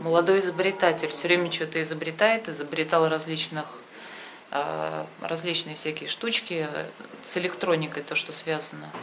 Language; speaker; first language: Russian; native; Russian